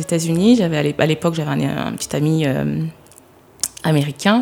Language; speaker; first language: French; early bilingual, other home language; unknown